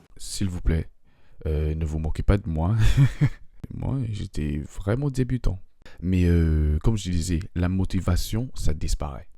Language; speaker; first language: French; non-native, fluent; English